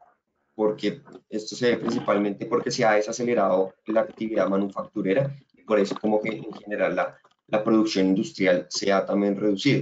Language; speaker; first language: Spanish; native; Spanish